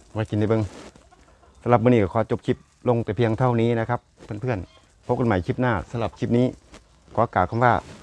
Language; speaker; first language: Thai; non-native, local second language; Lao